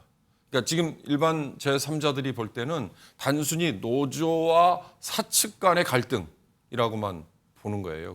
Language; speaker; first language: Korean; native; Korean